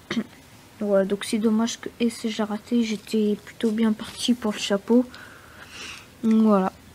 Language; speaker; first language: French; native; French